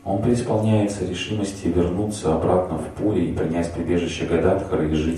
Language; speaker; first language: Russian; native; Russian